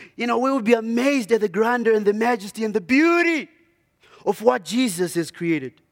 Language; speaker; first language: English; non-native, local second language; Shona